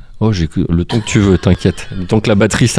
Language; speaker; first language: French; native; French